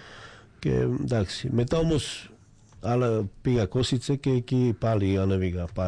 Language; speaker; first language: Greek; non-native, fluent; Slovak